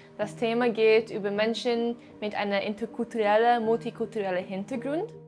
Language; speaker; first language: German; non-native, fluent; Chinese